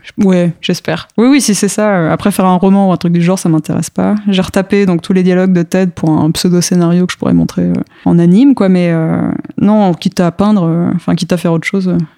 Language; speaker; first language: French; early bilingual, other home language; Spanish